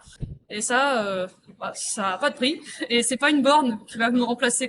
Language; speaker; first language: French; native; French